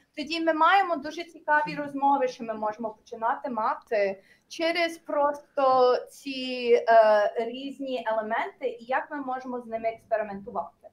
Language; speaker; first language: Ukrainian; early bilingual, heritage; Ukrainian